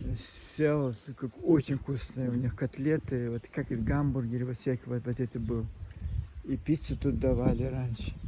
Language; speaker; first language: Russian; non-native, local second language; Chechen